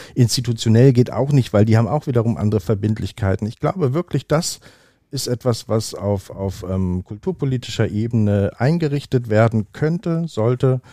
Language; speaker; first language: German; native; German